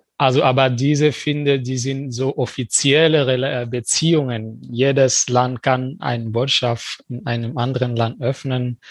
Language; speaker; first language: German; non-native, fluent; French